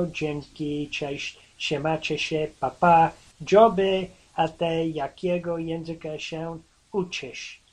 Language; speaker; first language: Polish; non-native, learner; English